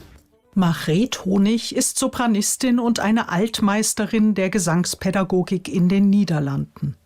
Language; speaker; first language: German; native; German